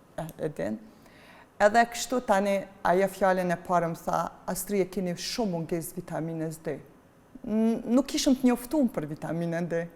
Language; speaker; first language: Albanian; native; Albanian